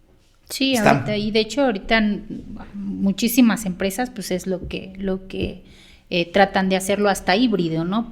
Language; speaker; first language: Spanish; native; Spanish